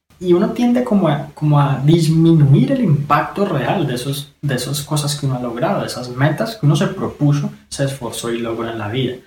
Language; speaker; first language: Spanish; native; Spanish